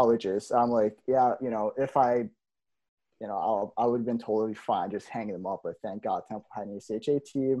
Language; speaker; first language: English; native; English